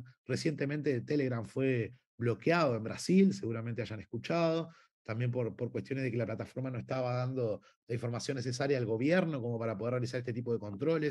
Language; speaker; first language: Spanish; native; Spanish